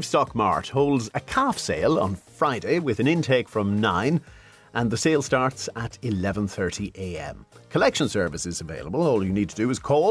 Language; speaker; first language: English; native; English